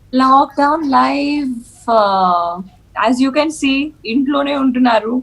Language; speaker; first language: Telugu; non-native, learner; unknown